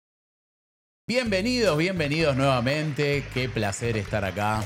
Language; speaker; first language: Spanish; native; Spanish